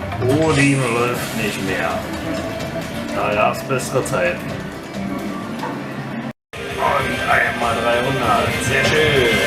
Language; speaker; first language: German; native; German